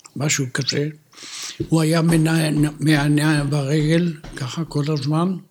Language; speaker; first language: Hebrew; native; Hebrew